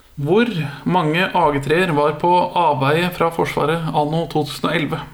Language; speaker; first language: Norwegian; native; Norwegian